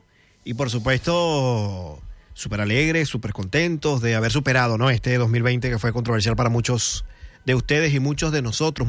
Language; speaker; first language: Spanish; native; Spanish